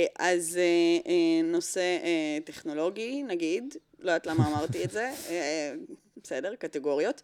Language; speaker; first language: Hebrew; early bilingual, other home language; English